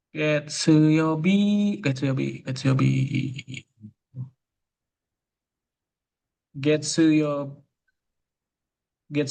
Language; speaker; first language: Japanese; non-native, learner; Indonesian